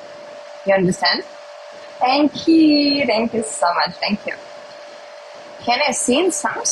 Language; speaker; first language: English; non-native, learner; Russian